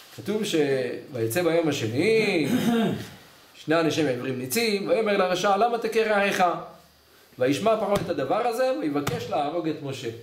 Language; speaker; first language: Hebrew; native; Hebrew